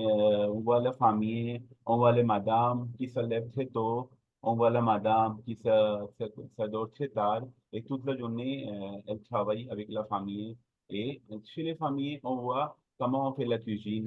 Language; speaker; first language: French; non-native, learner; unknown